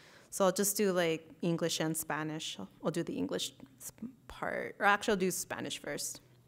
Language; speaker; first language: English; early bilingual, other home language; Spanish